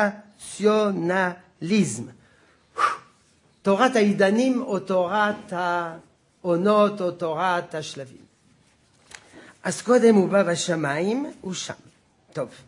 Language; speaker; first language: Hebrew; non-native, fluent; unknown